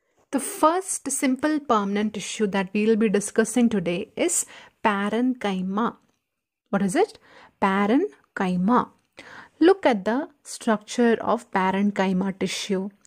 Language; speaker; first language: English; non-native, local second language; Malayalam